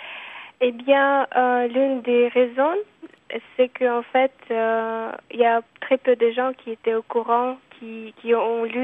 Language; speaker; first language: French; non-native, fluent; Kyrgyz